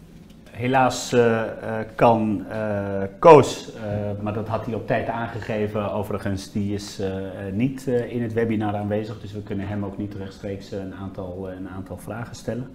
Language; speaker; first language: Dutch; native; Dutch